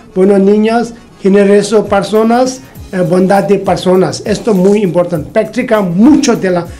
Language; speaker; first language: Spanish; non-native, learner; Tibetan